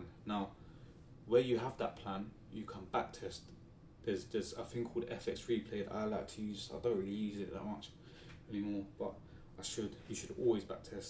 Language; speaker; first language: English; native; English